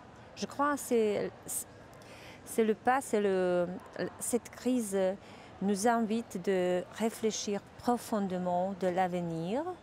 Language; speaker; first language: French; non-native, fluent; Czech